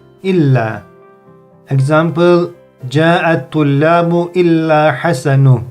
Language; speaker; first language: Arabic; non-native, fluent; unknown